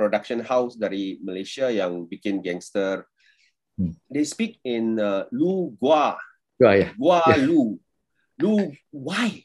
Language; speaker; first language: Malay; non-native, local second language; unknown